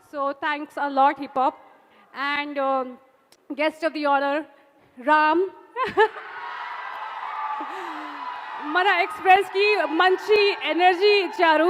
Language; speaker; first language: Telugu; non-native, fluent; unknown